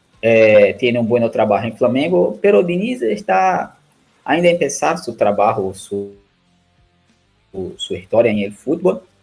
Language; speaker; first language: Spanish; non-native, learner; Portuguese